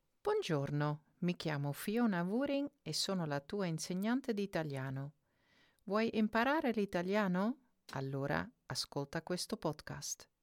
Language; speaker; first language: Italian; non-native, fluent; Dutch